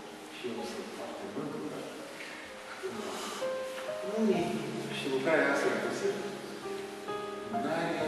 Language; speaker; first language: Romanian; non-native, local second language; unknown